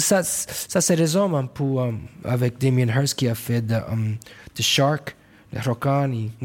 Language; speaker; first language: French; non-native, learner; English